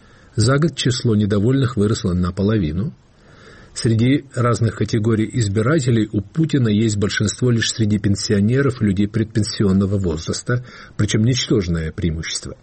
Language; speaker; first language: Russian; native; Russian